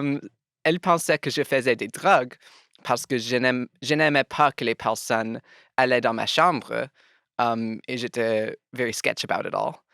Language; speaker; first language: French; non-native, local second language; English